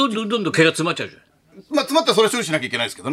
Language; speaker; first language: Japanese; native; Japanese